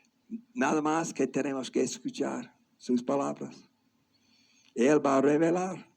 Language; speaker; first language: Spanish; non-native, fluent; English